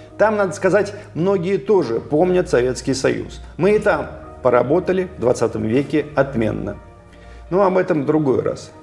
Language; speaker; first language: Russian; native; Russian